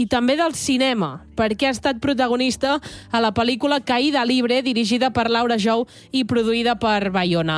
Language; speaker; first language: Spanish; non-native, local second language; Catalan